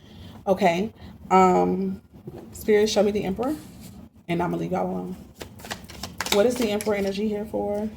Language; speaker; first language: English; native; English